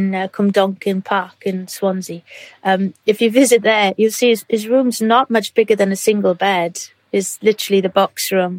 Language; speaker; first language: English; native; English